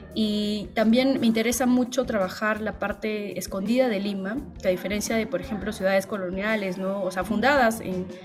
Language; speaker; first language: Spanish; native; Spanish